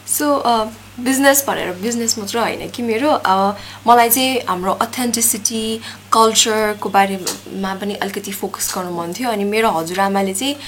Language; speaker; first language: Nepali; native; Nepali